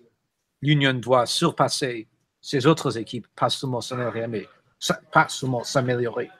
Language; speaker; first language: French; non-native, fluent; English